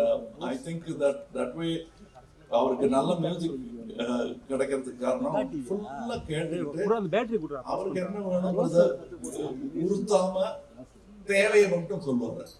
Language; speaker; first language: Tamil; native; Tamil